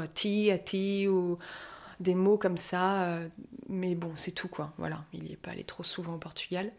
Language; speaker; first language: French; native; French